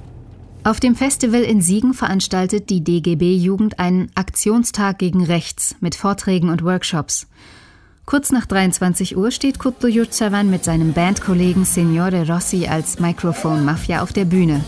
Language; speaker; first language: German; native; German